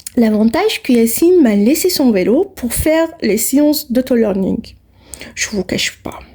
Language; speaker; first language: French; non-native, local second language; Arabic